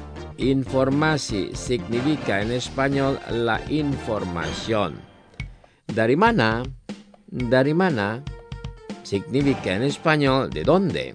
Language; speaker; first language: Spanish; non-native, fluent; Indonesian